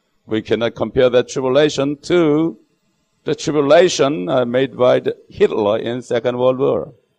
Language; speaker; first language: English; non-native, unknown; Korean